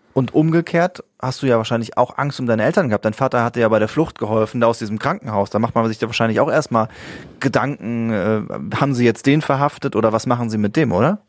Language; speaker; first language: German; native; German